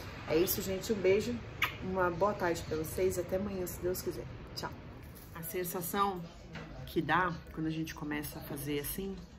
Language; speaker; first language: Portuguese; native; Portuguese